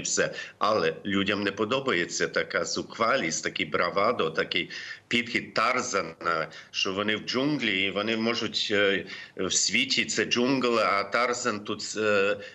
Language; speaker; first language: Ukrainian; early bilingual, heritage; Ukrainian